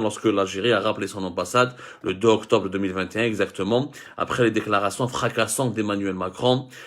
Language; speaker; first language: French; non-native, local second language; Arabic